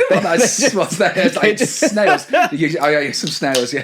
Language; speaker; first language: English; native; English